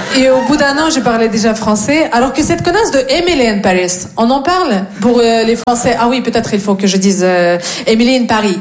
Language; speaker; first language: French; non-native, fluent; Russian